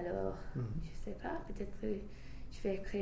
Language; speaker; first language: French; non-native, fluent; English